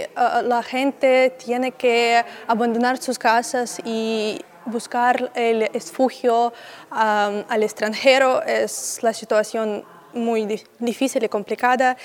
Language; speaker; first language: Spanish; non-native, learner; Russian